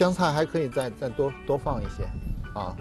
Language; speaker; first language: Chinese; native; Chinese